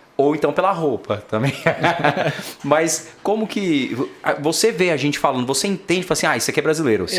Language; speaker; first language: Portuguese; native; Portuguese